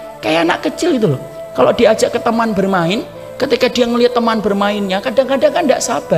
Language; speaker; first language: Indonesian; native; Indonesian